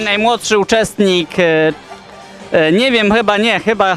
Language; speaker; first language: Polish; native; Polish